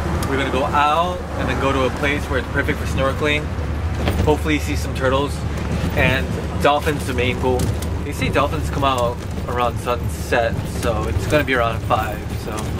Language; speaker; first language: English; early bilingual, other home language; Korean